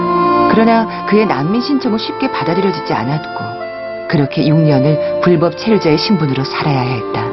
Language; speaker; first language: Korean; native; Korean